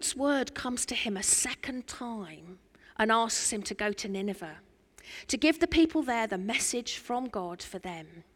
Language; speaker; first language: English; native; English